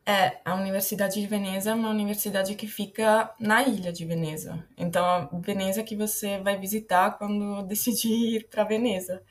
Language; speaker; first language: Portuguese; non-native, fluent; Italian